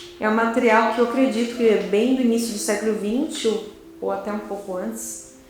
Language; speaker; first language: Portuguese; native; Portuguese